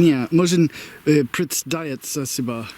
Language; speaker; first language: Russian; non-native, learner; English